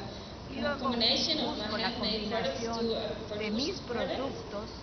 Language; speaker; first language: Spanish; non-native, fluent; Dutch